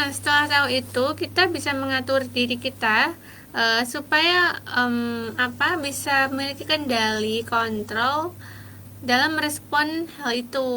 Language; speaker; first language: Indonesian; native; Indonesian